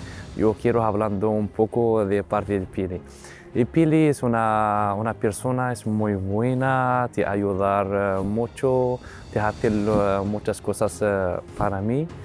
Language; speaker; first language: Spanish; non-native, learner; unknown